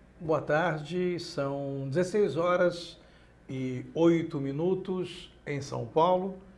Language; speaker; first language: Portuguese; native; Portuguese